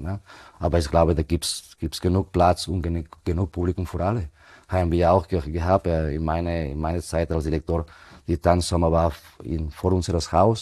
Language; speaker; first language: German; non-native, fluent; Spanish